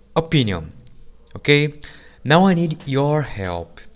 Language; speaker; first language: English; non-native, fluent; Portuguese